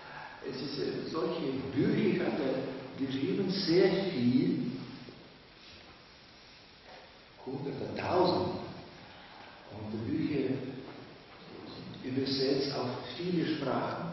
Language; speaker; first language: German; non-native, learner; Russian